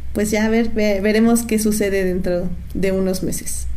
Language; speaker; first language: Spanish; native; Spanish